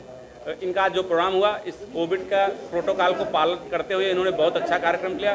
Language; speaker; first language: Hindi; native; Hindi